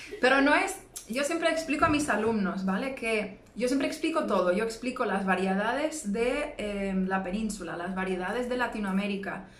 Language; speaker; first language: Spanish; native; Spanish